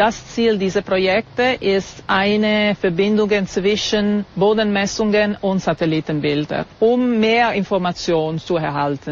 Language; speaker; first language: German; non-native, fluent; Italian